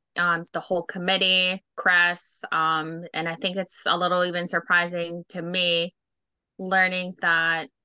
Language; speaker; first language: English; native; English